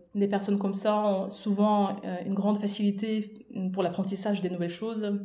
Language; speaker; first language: French; non-native, fluent; Russian